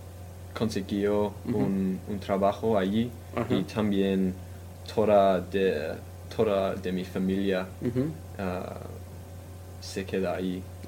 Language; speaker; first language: Spanish; non-native, fluent; English